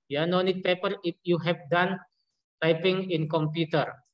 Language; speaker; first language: English; non-native, learner; Indonesian